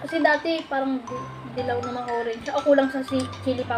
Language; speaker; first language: Filipino; native; Filipino